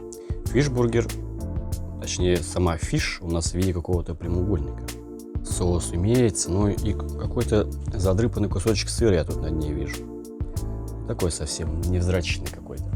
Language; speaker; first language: Russian; native; Russian